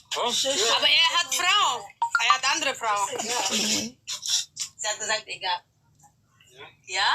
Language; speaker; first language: German; non-native, learner; Arabic